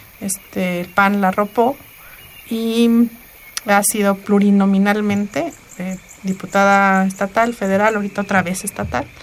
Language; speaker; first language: Spanish; non-native, local second language; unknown